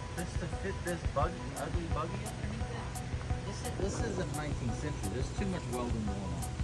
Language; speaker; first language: English; native; English